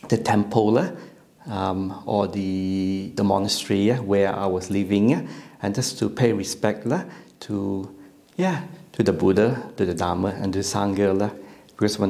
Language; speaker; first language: English; non-native, local second language; Chinese